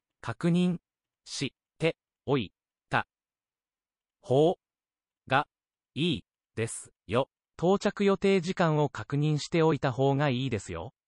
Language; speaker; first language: Japanese; non-native, learner; English